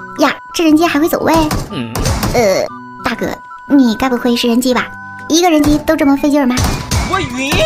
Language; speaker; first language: Chinese; native; Chinese